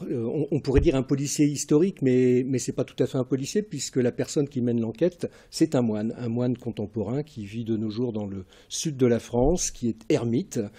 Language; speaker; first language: French; native; French